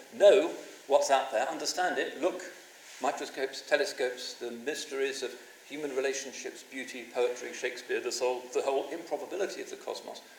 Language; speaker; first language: English; native; English